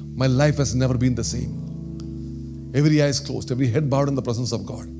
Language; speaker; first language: English; non-native, local second language; Malayalam